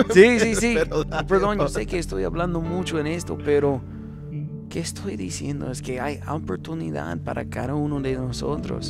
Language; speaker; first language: Spanish; non-native, fluent; English